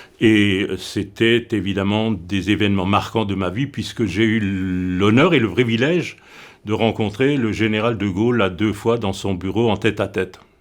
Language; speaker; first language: French; non-native, local second language; Swiss German